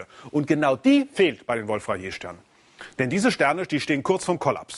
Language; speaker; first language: German; native; German